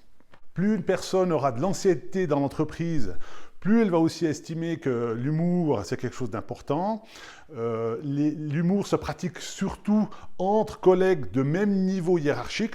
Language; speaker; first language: French; native; French